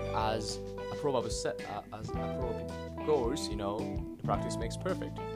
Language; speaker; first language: English; non-native, fluent; Japanese